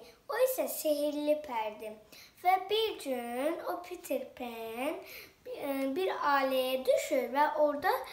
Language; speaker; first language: Turkish; non-native, learner; Azerbaijani